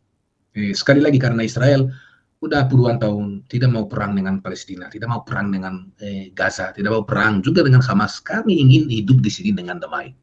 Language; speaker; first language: Indonesian; non-native, fluent; Hebrew